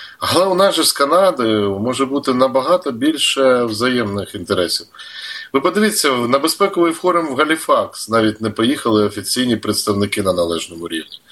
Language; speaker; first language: Ukrainian; native; Ukrainian